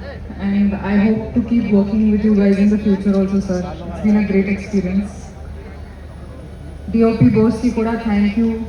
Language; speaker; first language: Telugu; non-native, fluent; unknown